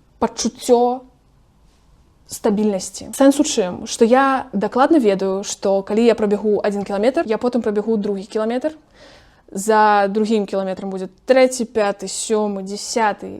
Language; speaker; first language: Belarusian; non-native, local second language; Russian